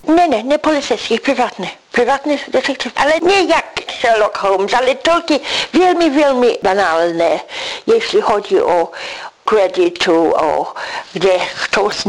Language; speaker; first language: Belarusian; non-native, learner; English